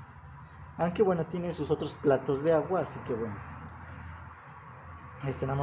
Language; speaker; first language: Spanish; native; Spanish